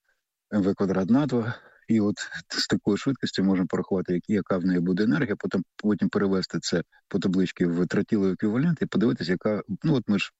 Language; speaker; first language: Ukrainian; native; Ukrainian